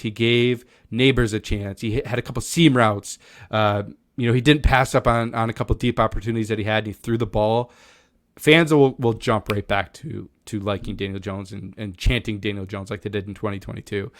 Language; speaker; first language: English; native; English